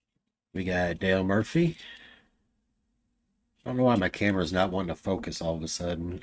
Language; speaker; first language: English; native; English